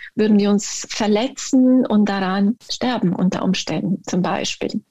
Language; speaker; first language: German; non-native, fluent; Italian